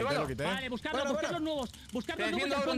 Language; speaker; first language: Spanish; native; Spanish